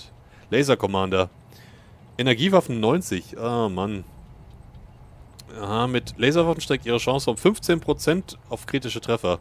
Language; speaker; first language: German; native; German